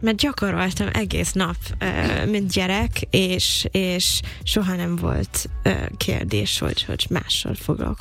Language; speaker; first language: Hungarian; non-native, fluent; English